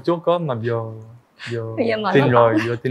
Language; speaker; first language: Vietnamese; early bilingual, heritage; French